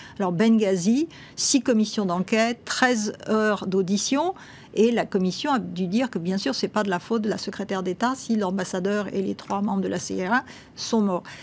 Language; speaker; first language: French; native; French